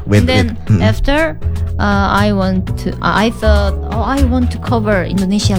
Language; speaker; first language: English; non-native, learner; Korean